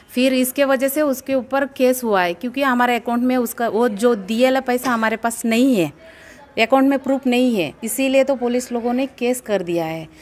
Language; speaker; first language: Hindi; non-native, local second language; Telugu